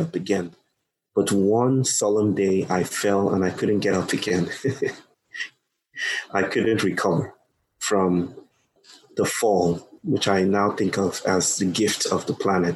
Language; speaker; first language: English; non-native, local second language; Yoruba